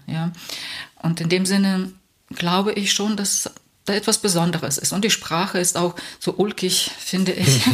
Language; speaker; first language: German; early bilingual, heritage; Plautdietsch